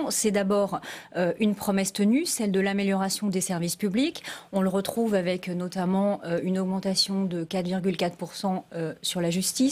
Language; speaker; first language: French; native; French